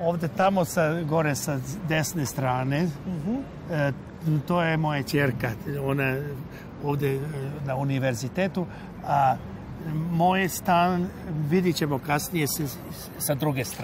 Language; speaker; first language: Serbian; non-native, local second language; Hungarian